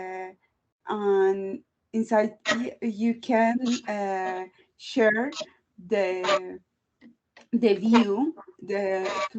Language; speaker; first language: English; non-native, learner; Spanish